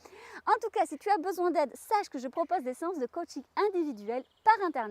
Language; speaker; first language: French; native; French